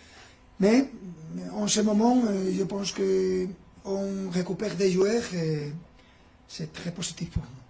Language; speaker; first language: French; non-native, fluent; Spanish